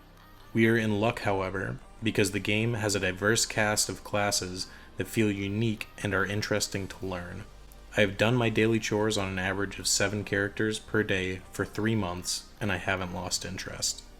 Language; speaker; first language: English; native; English